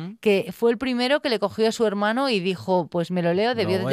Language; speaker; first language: Spanish; native; Spanish